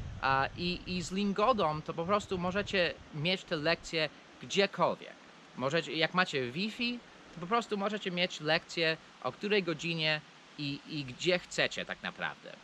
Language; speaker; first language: Polish; non-native, fluent; English